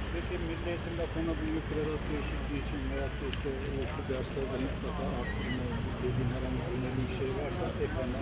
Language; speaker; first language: Turkish; native; Turkish